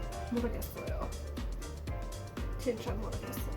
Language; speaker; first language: Korean; non-native, learner; English